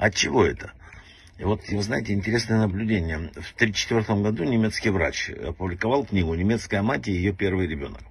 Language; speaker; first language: Russian; native; Russian